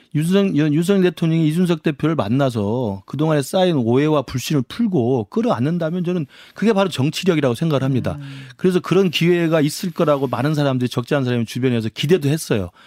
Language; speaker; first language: Korean; native; Korean